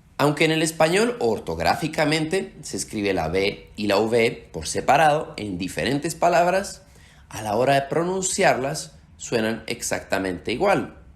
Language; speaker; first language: Spanish; early bilingual, heritage; Slovak